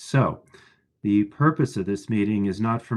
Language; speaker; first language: English; native; English